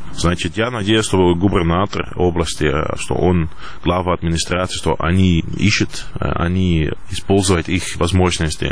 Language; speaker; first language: Russian; non-native, fluent; Dutch